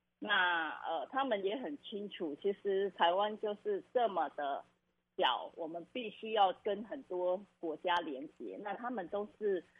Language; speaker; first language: Chinese; non-native, fluent; Khmer